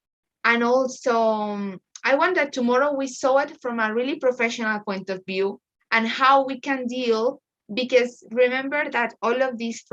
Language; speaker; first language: English; non-native, fluent; Spanish